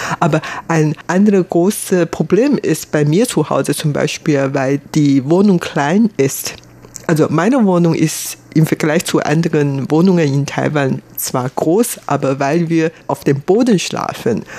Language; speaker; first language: German; non-native, fluent; Chinese